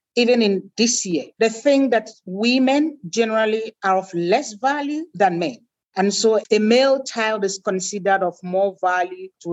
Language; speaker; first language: English; non-native, local second language; Igbo